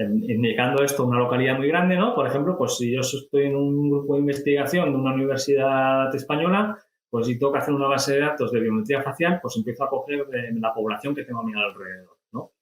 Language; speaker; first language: Spanish; native; Spanish